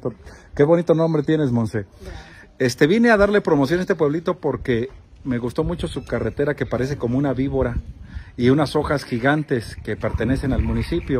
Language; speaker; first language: Spanish; native; Spanish